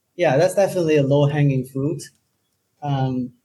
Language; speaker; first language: English; non-native, fluent; Chinese